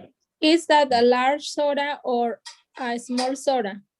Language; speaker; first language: English; non-native, learner; Spanish